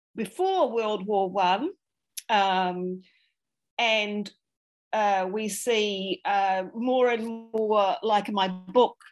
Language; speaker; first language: English; native; English